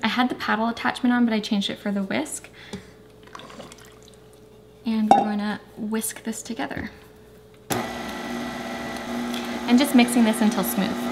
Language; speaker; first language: English; native; English